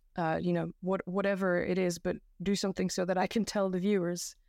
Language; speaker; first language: English; non-native, fluent; Dutch